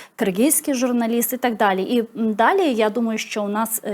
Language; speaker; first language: Ukrainian; non-native, local second language; Crimean Tatar